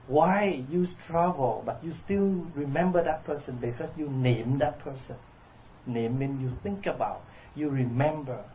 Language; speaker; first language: English; non-native, fluent; Vietnamese